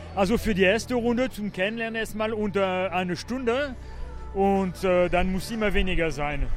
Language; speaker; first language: German; non-native, fluent; French